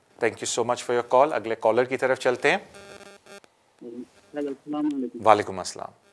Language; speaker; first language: Urdu; native; Urdu